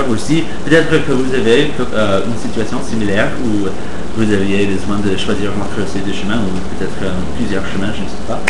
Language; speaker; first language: French; non-native, fluent; English